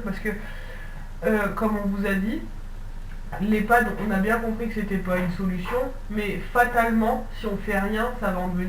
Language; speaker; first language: French; native; French